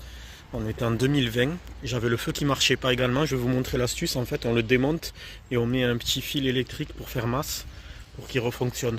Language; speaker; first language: French; native; French